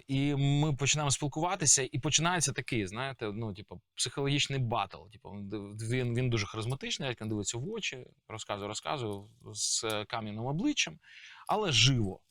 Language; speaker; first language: Ukrainian; native; Ukrainian